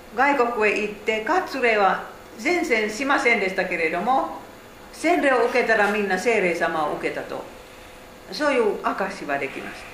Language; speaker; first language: Japanese; non-native, fluent; Finnish